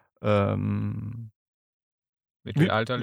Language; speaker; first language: German; native; German